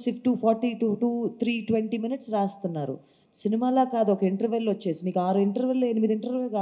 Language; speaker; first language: Telugu; native; Telugu